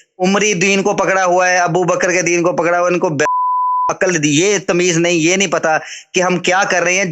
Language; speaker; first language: Urdu; non-native, local second language; Punjabi